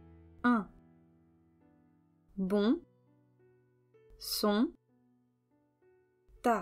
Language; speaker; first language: French; native; French